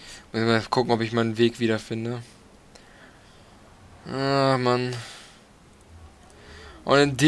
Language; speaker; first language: German; native; German